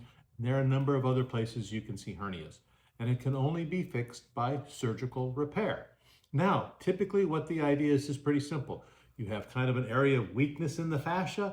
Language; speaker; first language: English; native; English